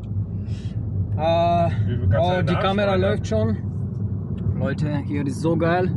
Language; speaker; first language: German; non-native, learner; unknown